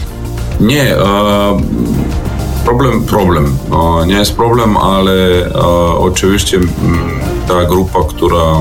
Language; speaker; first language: Polish; non-native, learner; Serbian